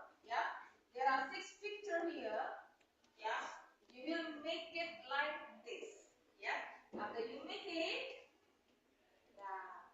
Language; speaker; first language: English; non-native, learner; Indonesian